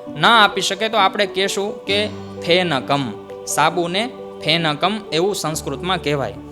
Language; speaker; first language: Gujarati; native; Gujarati